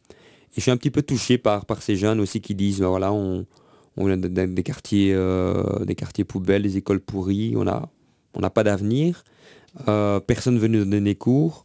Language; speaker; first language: French; native; French